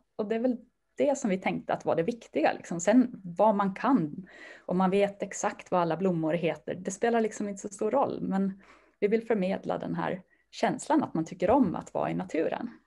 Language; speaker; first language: Swedish; native; Swedish